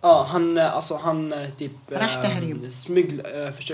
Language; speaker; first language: Swedish; early bilingual, other home language; Arabic